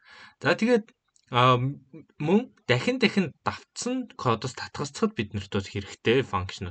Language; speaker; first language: Mongolian; native; Mongolian